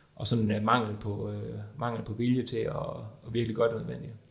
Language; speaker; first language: Danish; native; Danish